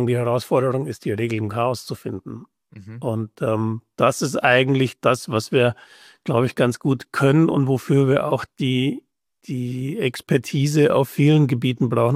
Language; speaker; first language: German; native; German